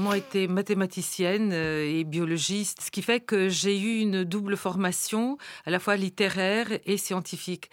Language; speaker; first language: French; non-native, fluent; Bulgarian